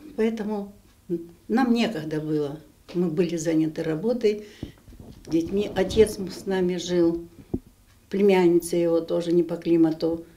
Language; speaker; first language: Russian; native; Russian